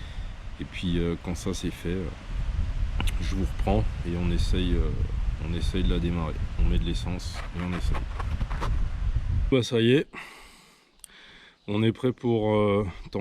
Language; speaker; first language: French; native; French